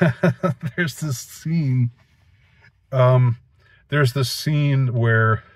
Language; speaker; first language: English; native; English